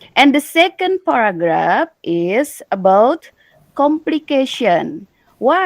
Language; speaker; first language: English; non-native, learner; Indonesian